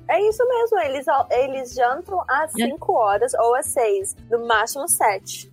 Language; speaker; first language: Portuguese; non-native, fluent; English